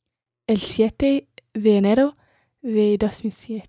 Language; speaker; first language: Spanish; non-native, learner; English